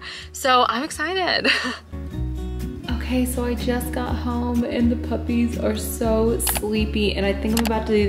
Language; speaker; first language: English; native; English